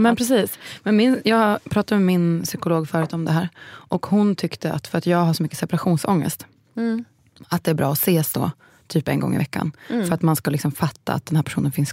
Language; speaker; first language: Swedish; native; Swedish